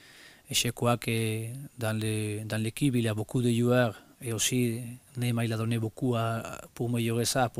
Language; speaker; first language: French; non-native, learner; Spanish